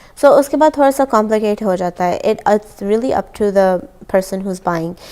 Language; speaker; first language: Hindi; early bilingual, heritage; Hindi